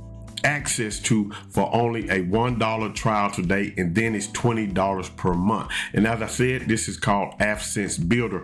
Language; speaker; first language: English; native; English